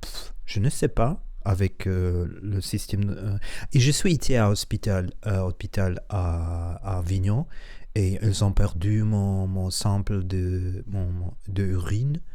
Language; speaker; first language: French; non-native, learner; Spanish